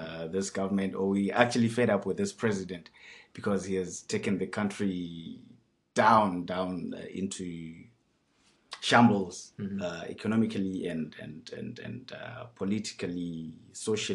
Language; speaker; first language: English; non-native, local second language; Shona